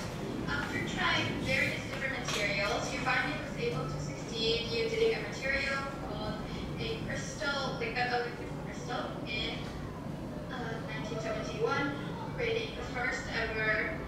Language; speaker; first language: English; non-native, learner; Indonesian